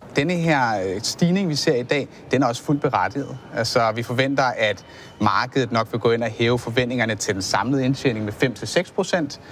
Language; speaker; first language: Danish; native; Danish